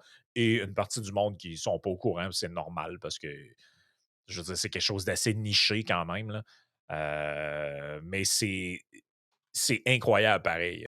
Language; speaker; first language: French; native; French